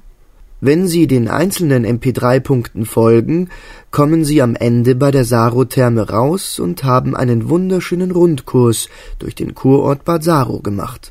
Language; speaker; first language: German; native; German